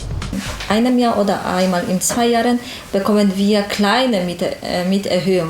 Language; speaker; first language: German; non-native, fluent; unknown